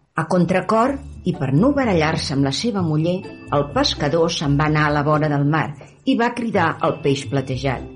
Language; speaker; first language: Catalan; native; Catalan